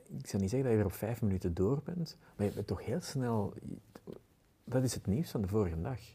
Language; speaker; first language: Dutch; native; Dutch